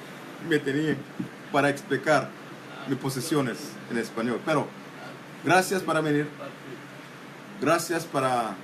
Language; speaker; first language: Spanish; non-native, local second language; English